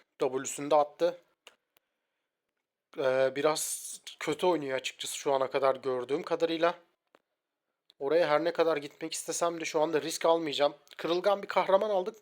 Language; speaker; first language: Turkish; native; Turkish